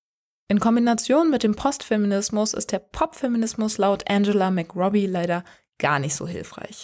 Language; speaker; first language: German; native; German